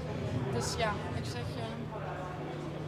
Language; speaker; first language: Dutch; non-native, fluent; French